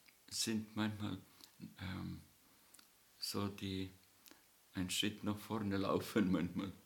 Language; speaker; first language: German; non-native, learner; Estonian